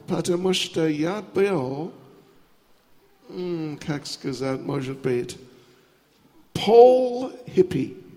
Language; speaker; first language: Russian; non-native, learner; English